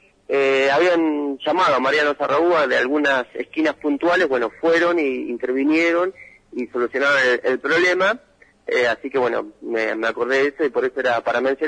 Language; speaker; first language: Spanish; native; Spanish